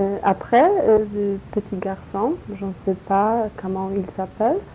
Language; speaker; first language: French; non-native, learner; Polish